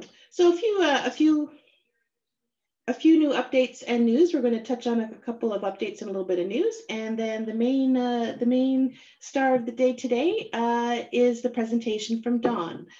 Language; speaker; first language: English; native; English